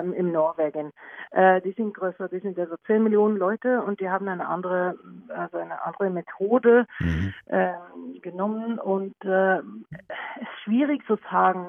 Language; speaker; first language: German; non-native, learner; Norwegian